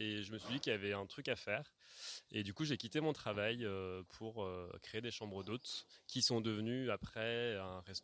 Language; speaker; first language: French; native; French